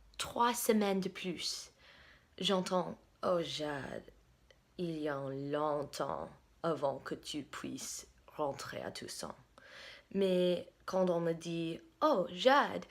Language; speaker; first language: French; non-native, fluent; English